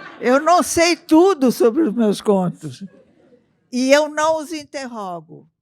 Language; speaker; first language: Portuguese; early bilingual, other home language; Italian